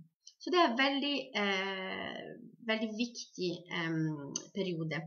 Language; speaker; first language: Norwegian; non-native, fluent; Italian